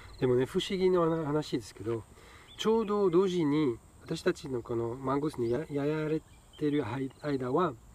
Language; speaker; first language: Japanese; non-native, learner; French